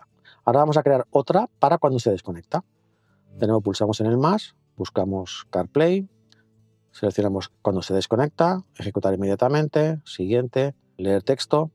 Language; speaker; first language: Spanish; native; Spanish